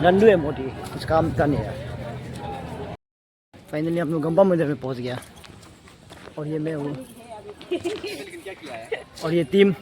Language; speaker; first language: Hindi; non-native, local second language; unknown